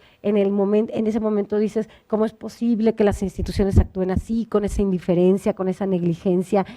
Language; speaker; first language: Spanish; native; Spanish